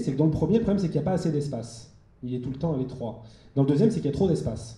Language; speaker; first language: French; native; French